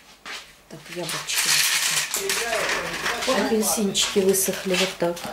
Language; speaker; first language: Russian; native; Russian